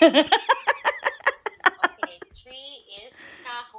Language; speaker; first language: English; non-native, local second language; Cebuano